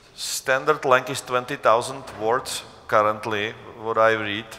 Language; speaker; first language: English; non-native, fluent; Czech